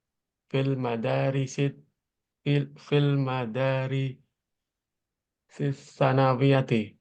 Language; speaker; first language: Arabic; non-native, learner; Indonesian